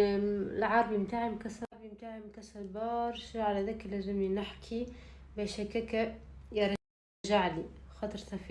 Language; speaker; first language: Arabic; early bilingual, other home language; French